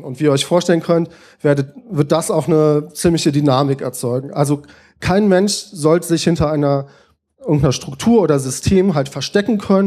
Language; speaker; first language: German; native; German